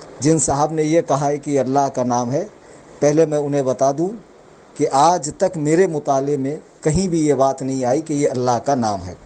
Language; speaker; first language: Urdu; native; Urdu